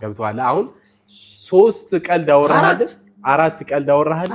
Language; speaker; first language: Amharic; native; Amharic